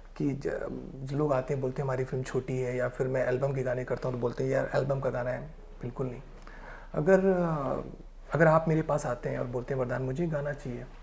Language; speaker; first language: Hindi; native; Hindi